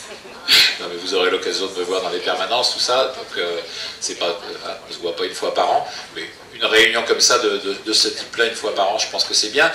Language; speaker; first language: French; native; French